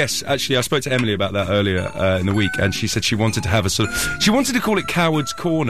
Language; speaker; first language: English; native; English